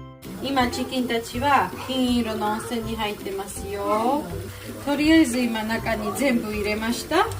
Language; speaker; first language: Japanese; non-native, fluent; Georgian